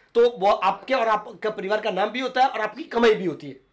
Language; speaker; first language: Hindi; native; Hindi